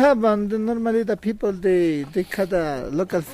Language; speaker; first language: English; non-native, learner; Spanish